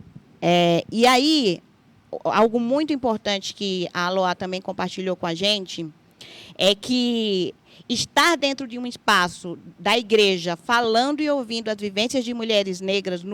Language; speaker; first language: Portuguese; native; Portuguese